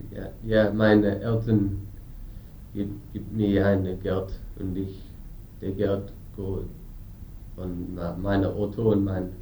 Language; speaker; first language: German; non-native, learner; English